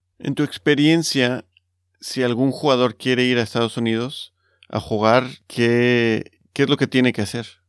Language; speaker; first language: Spanish; native; Spanish